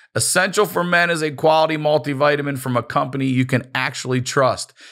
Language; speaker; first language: English; native; English